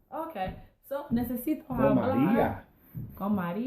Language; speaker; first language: Spanish; non-native, learner; English